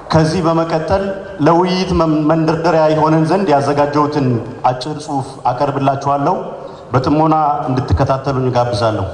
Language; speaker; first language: Amharic; non-native, local second language; Oromo